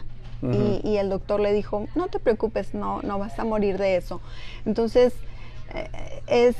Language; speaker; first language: Spanish; native; Spanish